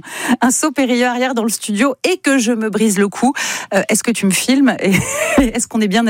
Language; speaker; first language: French; native; French